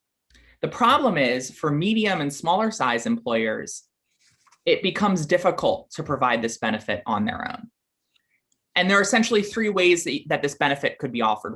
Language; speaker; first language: English; native; English